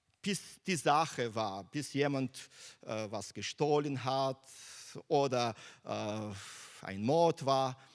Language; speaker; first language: German; non-native, fluent; Russian